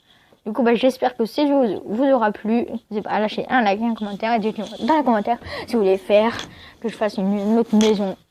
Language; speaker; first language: French; native; French